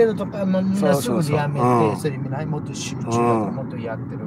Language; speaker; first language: Japanese; non-native, learner; Portuguese